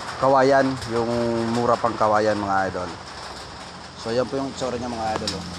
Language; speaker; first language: Filipino; non-native, local second language; Bikol